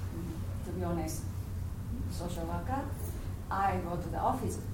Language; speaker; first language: English; non-native, learner; Japanese